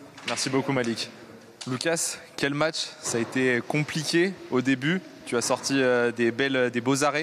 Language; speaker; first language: French; native; French